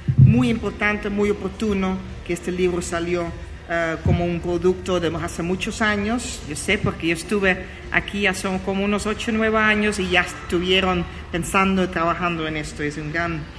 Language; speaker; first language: Spanish; non-native, fluent; Dutch